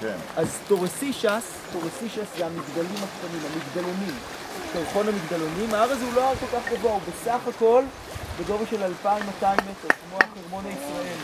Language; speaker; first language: Hebrew; native; Hebrew